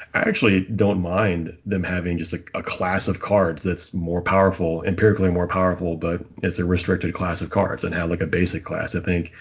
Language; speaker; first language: English; native; English